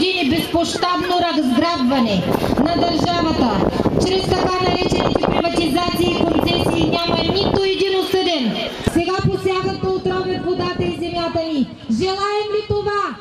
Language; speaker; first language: Bulgarian; native; Bulgarian